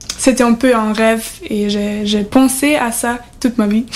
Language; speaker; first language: French; non-native, learner; German